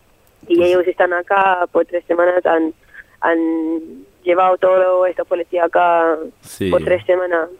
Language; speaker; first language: Spanish; non-native, fluent; French